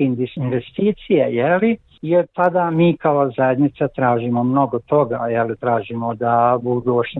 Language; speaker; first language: Croatian; native; Croatian